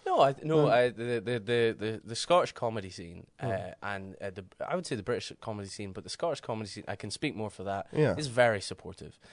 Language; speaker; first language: English; native; English